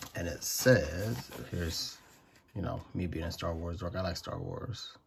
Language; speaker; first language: English; native; English